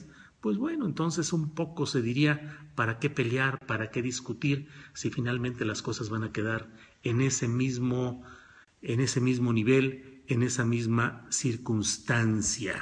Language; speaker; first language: Spanish; native; Spanish